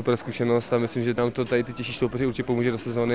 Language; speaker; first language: Czech; native; Czech